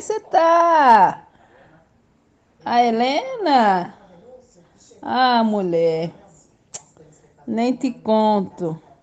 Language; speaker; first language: Portuguese; native; Portuguese